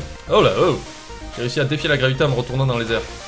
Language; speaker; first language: French; native; French